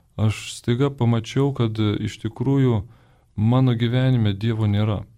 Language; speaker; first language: Lithuanian; native; Lithuanian